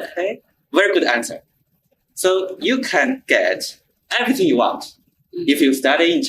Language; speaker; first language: English; non-native, learner; Chinese